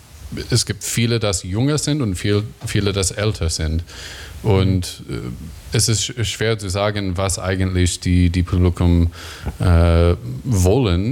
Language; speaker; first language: German; non-native, learner; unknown